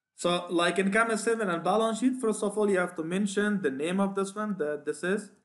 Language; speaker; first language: English; non-native, fluent; Persian